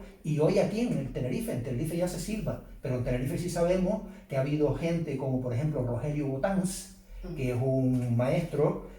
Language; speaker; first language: Spanish; native; Spanish